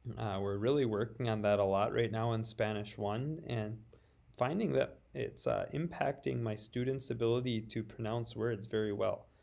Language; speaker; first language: English; native; English